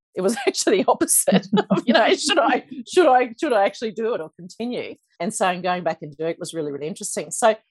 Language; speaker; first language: English; native; English